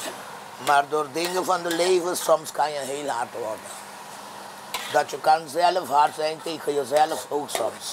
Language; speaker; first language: Dutch; non-native, fluent; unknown